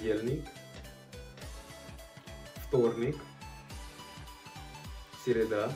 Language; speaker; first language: Russian; non-native, fluent; Portuguese